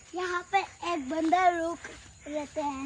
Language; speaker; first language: Hindi; non-native, local second language; Kok Borok